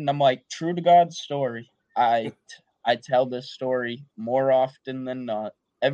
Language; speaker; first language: English; native; English